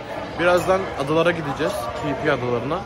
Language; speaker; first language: Turkish; native; Turkish